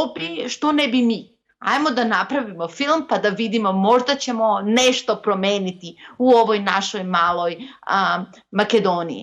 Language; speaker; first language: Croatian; non-native, local second language; Macedonian